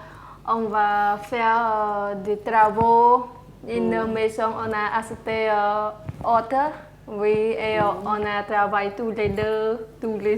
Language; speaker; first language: French; non-native, learner; Khmer